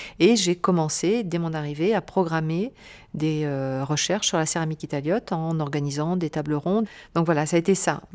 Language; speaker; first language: French; native; French